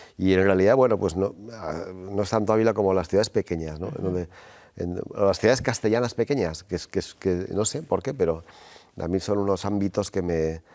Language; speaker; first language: Spanish; native; Spanish